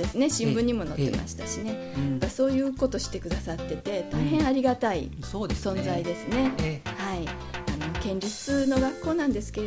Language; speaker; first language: Japanese; native; Japanese